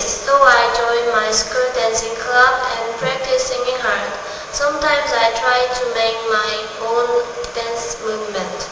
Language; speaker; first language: English; non-native, learner; Korean